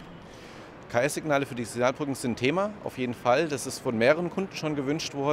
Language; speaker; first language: German; native; German